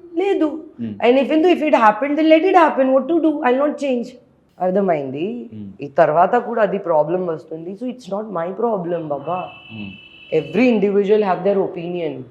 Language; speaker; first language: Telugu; non-native, local second language; Hindi